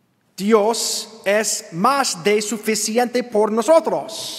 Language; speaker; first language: Spanish; non-native, learner; English